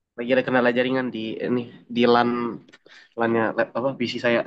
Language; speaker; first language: Indonesian; native; Indonesian